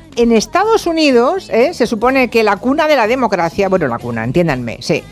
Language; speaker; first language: Spanish; native; Spanish